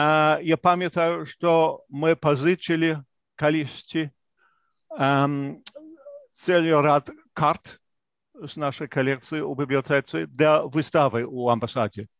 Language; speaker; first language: Belarusian; non-native, fluent; English